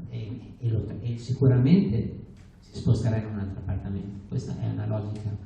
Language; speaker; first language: Italian; native; Italian